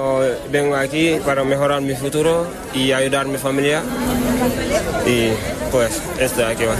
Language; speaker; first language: Spanish; non-native, learner; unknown